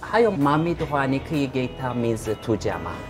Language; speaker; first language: Chinese; non-native, fluent; Turkish